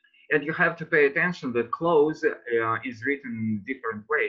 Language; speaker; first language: English; non-native, fluent; Russian